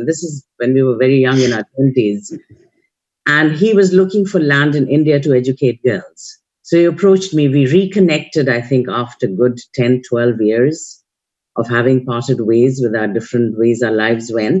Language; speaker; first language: English; non-native, local second language; Hindi